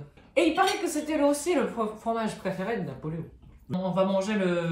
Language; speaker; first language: French; non-native, fluent; Japanese